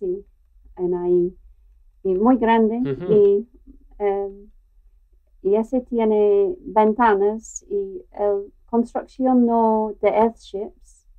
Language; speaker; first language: Spanish; non-native, learner; English